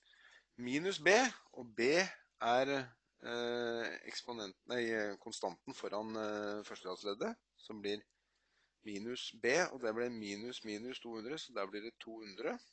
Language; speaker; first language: Norwegian; native; Norwegian